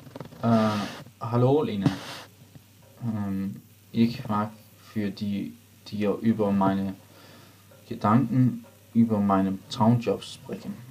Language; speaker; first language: German; non-native, learner; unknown